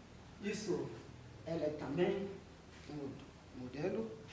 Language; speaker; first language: Portuguese; non-native, learner; Haitian Creole